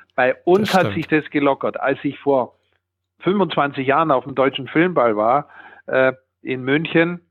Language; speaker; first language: German; native; German